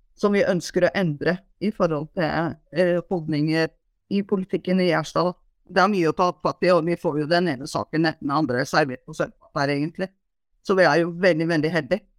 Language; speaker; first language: Norwegian; native; Norwegian